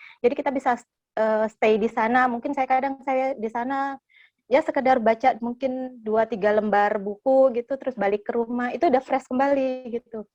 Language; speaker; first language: Indonesian; native; Indonesian